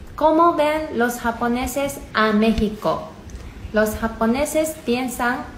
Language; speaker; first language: Spanish; non-native, learner; Japanese